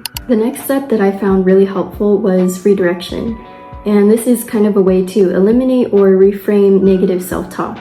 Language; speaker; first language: English; native; English